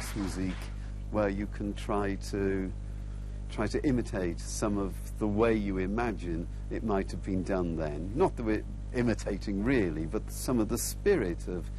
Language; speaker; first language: English; native; English